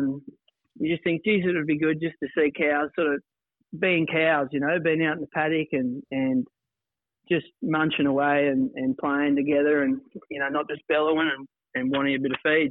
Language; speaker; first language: English; native; English